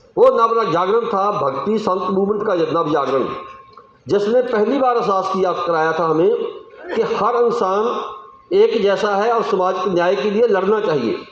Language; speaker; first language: Hindi; non-native, local second language; Punjabi